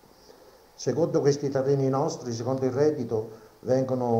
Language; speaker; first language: Italian; native; Italian